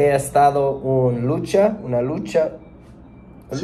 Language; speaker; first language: Spanish; non-native, learner; English